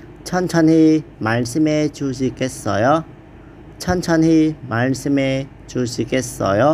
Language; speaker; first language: Korean; non-native, fluent; Vietnamese